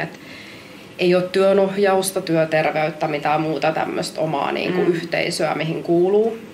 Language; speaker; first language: Finnish; native; Finnish